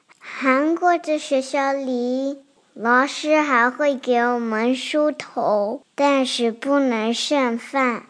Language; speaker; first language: Chinese; early bilingual, heritage; Chinese